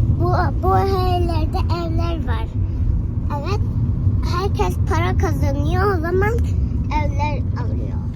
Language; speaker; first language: Turkish; early bilingual, heritage; Turkish